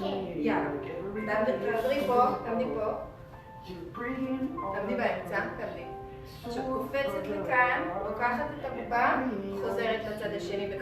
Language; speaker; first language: Hebrew; native; Hebrew